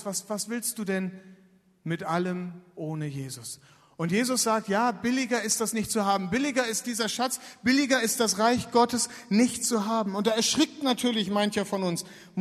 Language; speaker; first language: German; native; German